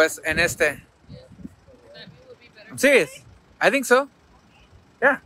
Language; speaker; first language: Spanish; early bilingual, heritage; Spanish